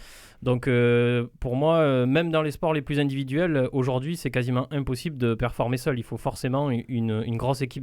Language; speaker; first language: French; native; French